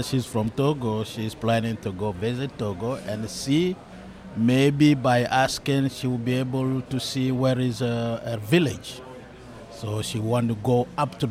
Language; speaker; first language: English; non-native, fluent; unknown